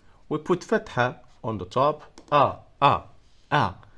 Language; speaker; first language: English; non-native, fluent; Arabic